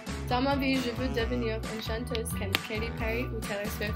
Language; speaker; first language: French; non-native, learner; English